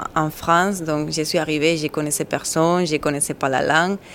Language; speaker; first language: French; non-native, fluent; Spanish